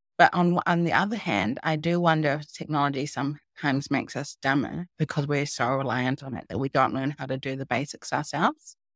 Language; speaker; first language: English; native; English